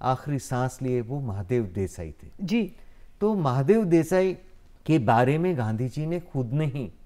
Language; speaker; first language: Hindi; non-native, local second language; Gujarati